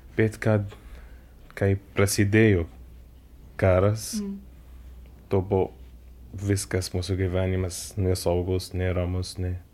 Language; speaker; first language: Lithuanian; non-native, learner; Arabic